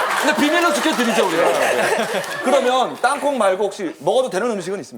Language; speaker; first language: Korean; native; Korean